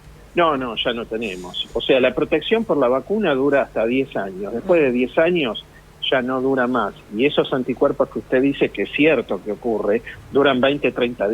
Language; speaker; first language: Spanish; native; Spanish